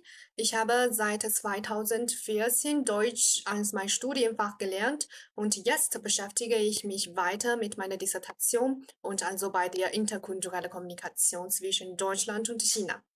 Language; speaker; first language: German; non-native, fluent; Chinese